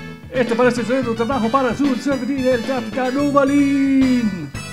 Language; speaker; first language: Spanish; non-native, learner; English